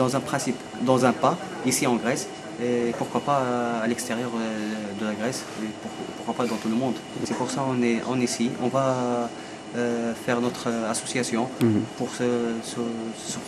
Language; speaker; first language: French; non-native, learner; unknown